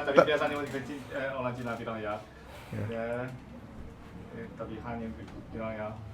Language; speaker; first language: Indonesian; non-native, learner; Chinese